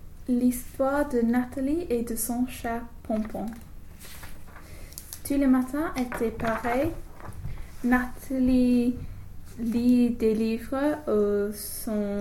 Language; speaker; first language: French; non-native, learner; English